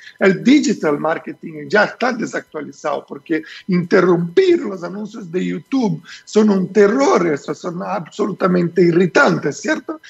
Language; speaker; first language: Spanish; non-native, fluent; Portuguese